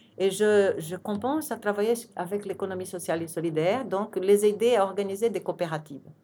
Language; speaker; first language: French; non-native, fluent; Portuguese